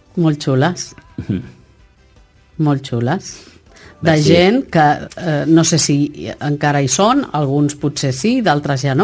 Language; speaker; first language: Catalan; native; Catalan